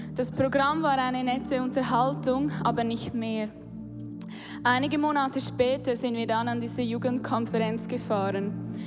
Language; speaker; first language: German; native; German